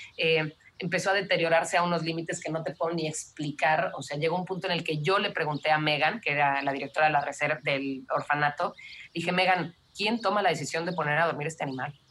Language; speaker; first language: Spanish; native; Spanish